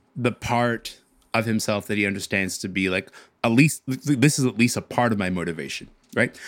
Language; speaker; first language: English; early bilingual, other home language; Arabic